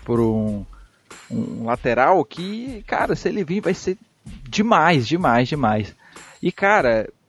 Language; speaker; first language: Portuguese; native; Portuguese